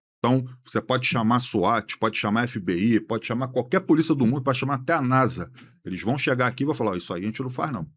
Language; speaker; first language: Portuguese; native; Portuguese